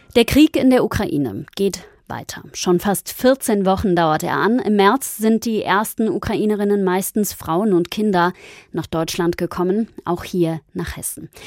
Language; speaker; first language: German; native; German